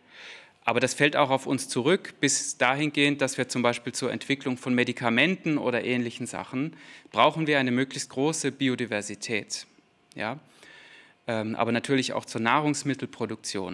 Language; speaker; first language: German; native; German